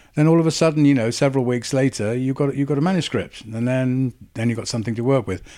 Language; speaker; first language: English; native; English